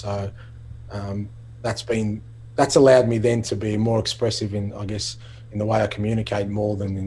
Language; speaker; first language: English; native; English